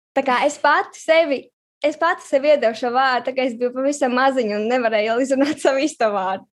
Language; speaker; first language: Latvian; native; Latvian